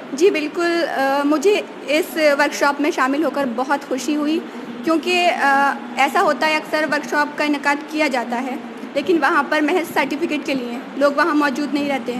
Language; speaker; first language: Urdu; native; Urdu